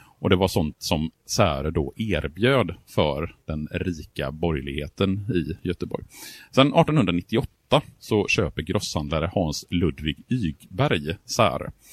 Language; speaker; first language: Swedish; native; Swedish